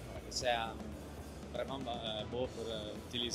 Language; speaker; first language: French; non-native, learner; Italian